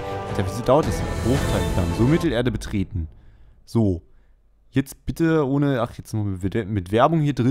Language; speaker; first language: German; native; German